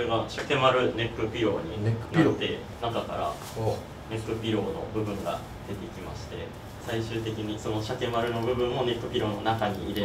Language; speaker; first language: Japanese; native; Japanese